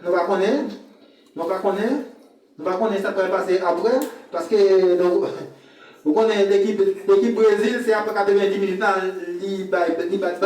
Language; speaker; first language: French; non-native, learner; Haitian Creole